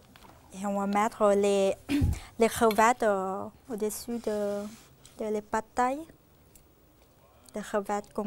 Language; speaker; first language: French; non-native, fluent; Thai